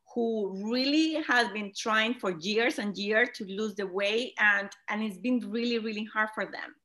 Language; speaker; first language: English; non-native, fluent; Spanish